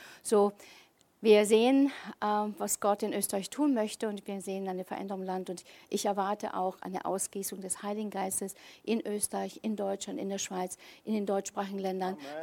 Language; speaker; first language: German; native; German